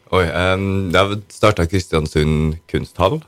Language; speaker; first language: Norwegian; native; Norwegian